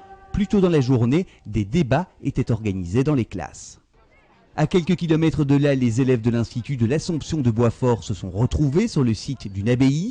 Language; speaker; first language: French; native; French